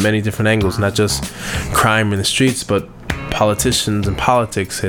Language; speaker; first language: English; native; English